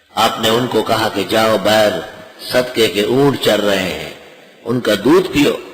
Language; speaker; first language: Urdu; non-native, local second language; Pashto